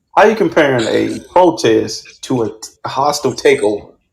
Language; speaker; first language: English; native; English